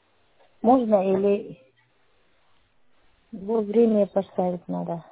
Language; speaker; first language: Russian; non-native, learner; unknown